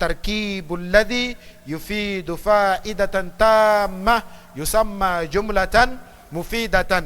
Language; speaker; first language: Arabic; non-native, fluent; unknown